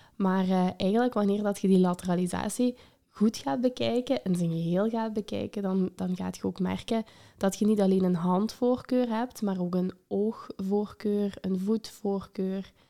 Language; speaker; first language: Dutch; native; Dutch